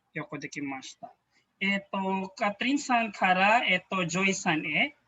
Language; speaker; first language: Japanese; non-native, learner; Filipino